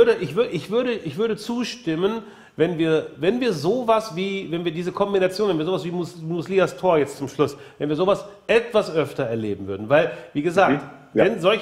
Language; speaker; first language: German; native; German